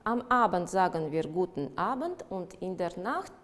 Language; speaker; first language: German; non-native, fluent; Russian